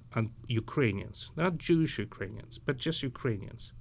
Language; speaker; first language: English; early bilingual, other home language; Ukrainian